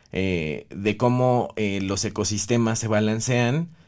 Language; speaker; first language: Spanish; native; Spanish